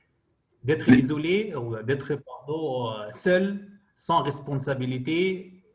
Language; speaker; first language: French; non-native, fluent; Arabic